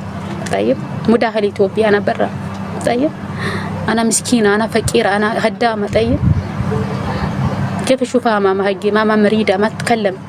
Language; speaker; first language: Arabic; non-native, learner; Amharic